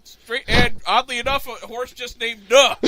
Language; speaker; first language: English; native; English